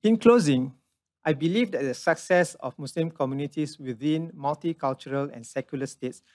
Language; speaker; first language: English; non-native, local second language; Malay